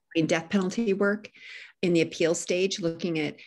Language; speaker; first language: English; native; English